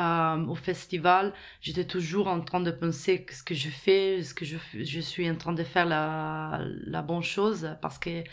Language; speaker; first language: French; non-native, fluent; Italian